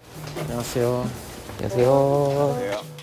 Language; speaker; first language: Korean; non-native, fluent; German